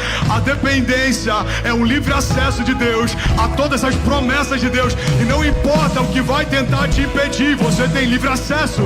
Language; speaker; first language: Portuguese; native; Portuguese